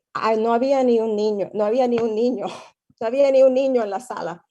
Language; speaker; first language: Spanish; native; Spanish